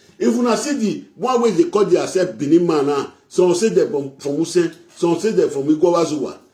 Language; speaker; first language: Nigerian Pidgin; non-native, local second language; Bini